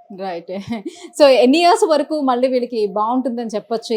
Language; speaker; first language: Telugu; native; Telugu